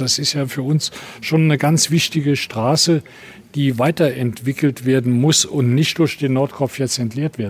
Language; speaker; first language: German; native; German